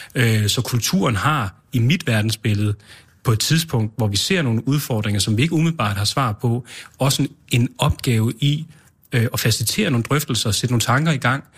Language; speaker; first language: Danish; native; Danish